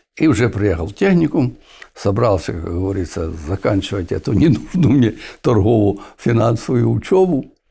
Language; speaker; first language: Russian; non-native, local second language; Ukrainian